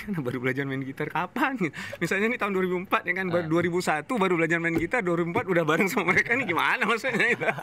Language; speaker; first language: Indonesian; non-native, fluent; English